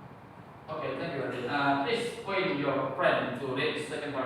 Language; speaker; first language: English; non-native, learner; Indonesian